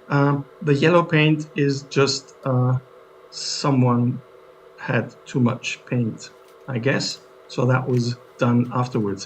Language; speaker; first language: English; non-native, fluent; German